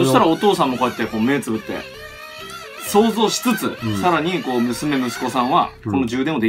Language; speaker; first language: Japanese; native; Japanese